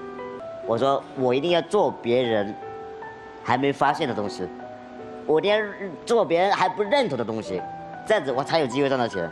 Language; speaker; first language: Chinese; native; Chinese